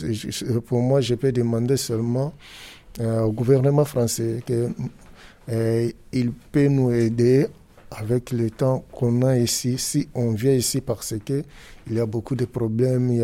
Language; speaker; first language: French; non-native, learner; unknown